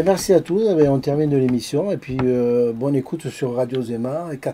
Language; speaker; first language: French; native; French